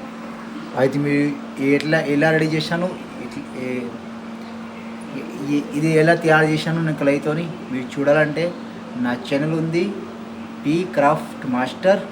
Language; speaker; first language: Telugu; non-native, local second language; Hindi